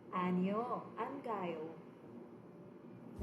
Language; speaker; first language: Korean; non-native, fluent; Filipino